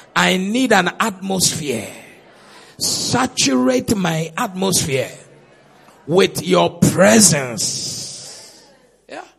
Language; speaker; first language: English; non-native, local second language; Akan